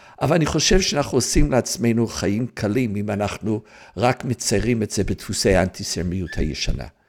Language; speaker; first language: Hebrew; non-native, fluent; English